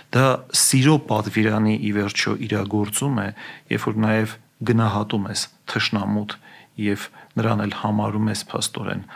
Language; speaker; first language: Armenian; native; Armenian